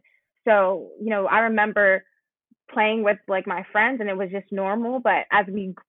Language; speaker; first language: English; native; English